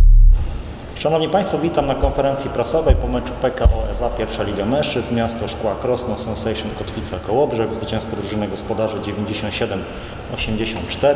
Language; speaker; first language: Polish; native; Polish